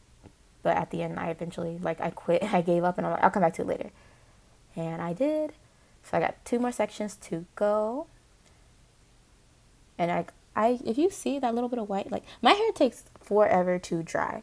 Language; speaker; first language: English; native; English